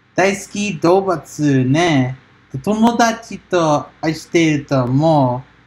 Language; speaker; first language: Japanese; non-native, learner; English